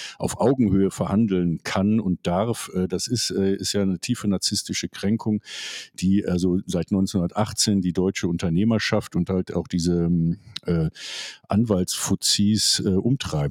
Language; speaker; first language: German; native; German